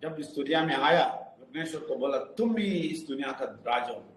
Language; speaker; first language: Hindi; non-native, local second language; Telugu